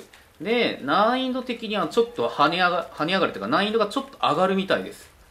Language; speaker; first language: Japanese; native; Japanese